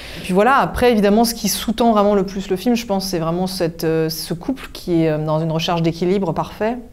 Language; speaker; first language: French; native; French